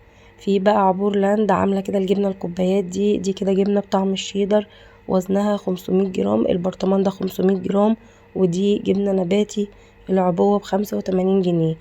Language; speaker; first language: Arabic; native; Arabic